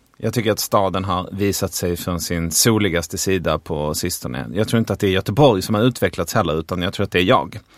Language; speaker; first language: Swedish; native; Swedish